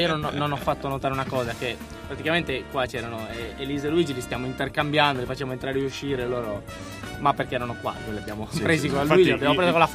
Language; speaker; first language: Italian; native; Italian